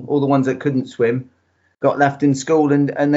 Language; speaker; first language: English; native; English